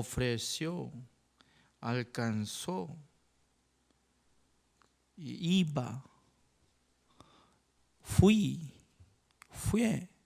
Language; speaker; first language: Spanish; non-native, learner; Korean